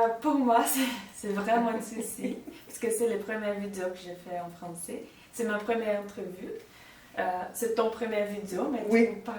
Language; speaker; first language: French; non-native, learner; Portuguese